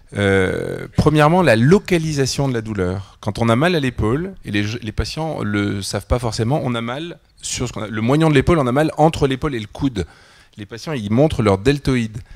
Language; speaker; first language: French; native; French